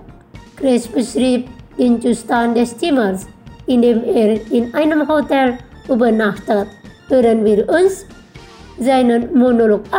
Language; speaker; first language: German; non-native, fluent; Indonesian